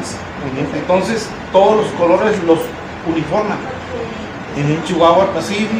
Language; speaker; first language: Spanish; native; Spanish